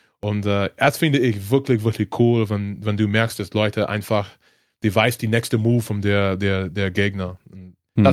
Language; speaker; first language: German; non-native, learner; English